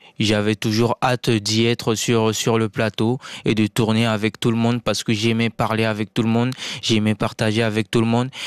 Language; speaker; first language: French; non-native, local second language; Sango